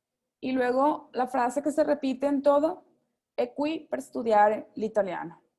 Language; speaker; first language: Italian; non-native, fluent; Spanish